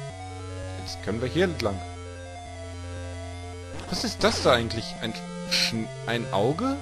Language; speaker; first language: German; native; German